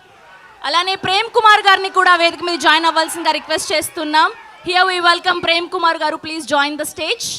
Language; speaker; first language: Telugu; native; Telugu